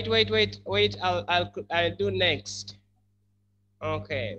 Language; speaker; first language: English; non-native, fluent; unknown